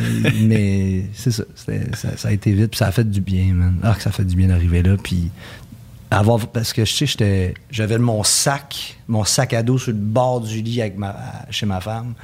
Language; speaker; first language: French; early bilingual, heritage; French